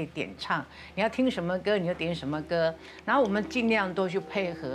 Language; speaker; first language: Chinese; native; Chinese